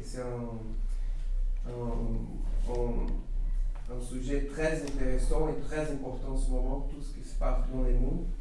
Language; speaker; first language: French; non-native, learner; Portuguese